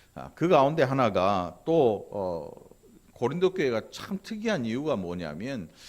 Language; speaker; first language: Korean; native; Korean